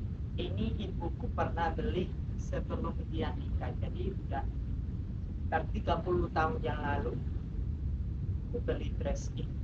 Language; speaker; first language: Indonesian; non-native, fluent; Spanish